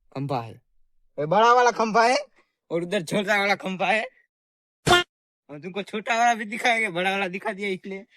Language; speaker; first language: Hindi; non-native, local second language; Gujarati